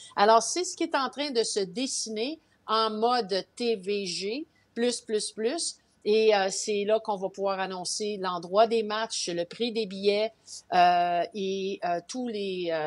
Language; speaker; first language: French; native; French